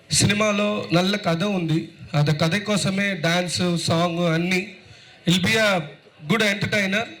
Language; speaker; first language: Telugu; non-native, learner; Tamil